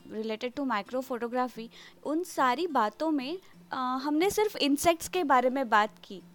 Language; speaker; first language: Hindi; non-native, local second language; Marathi